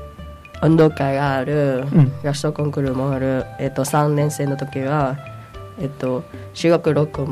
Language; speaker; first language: Japanese; non-native, fluent; Vietnamese